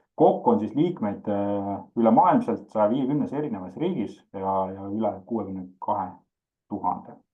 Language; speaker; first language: Estonian; native; Estonian